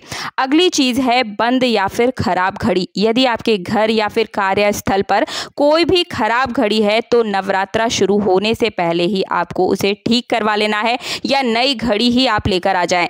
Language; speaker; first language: Hindi; native; Hindi